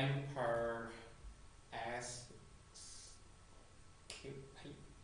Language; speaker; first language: English; non-native, learner; Chinese